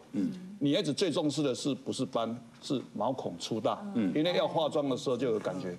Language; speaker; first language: Chinese; native; Chinese